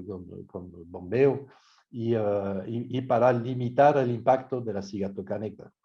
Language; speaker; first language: Spanish; non-native, fluent; French